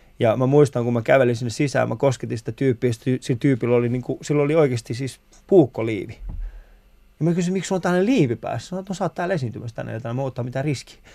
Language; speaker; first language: Finnish; early bilingual, other home language; Persian